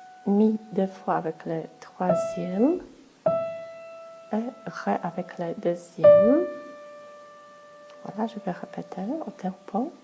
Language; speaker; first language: French; non-native, fluent; Polish